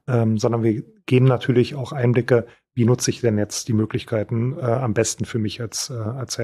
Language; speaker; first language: German; native; German